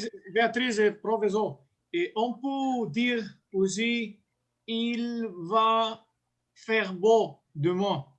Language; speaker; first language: French; non-native, learner; Spanish